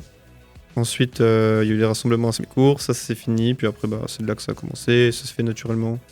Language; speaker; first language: French; native; French